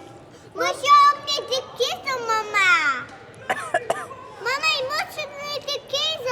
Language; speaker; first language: Dutch; early bilingual, other home language; Persian